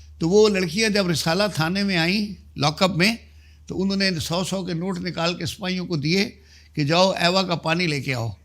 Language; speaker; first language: Urdu; native; Urdu